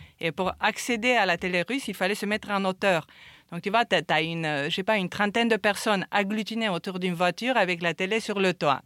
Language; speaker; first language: French; non-native, fluent; Romanian